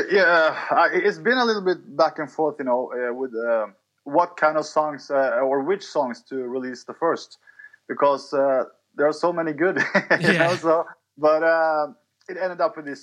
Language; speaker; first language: English; non-native, fluent; Norwegian